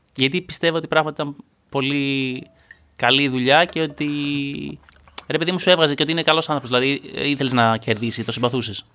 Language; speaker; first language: Greek; native; Greek